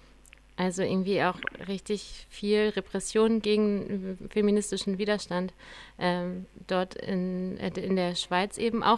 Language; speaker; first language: German; native; German